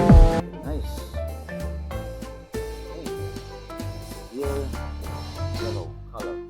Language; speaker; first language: English; non-native, learner; Indonesian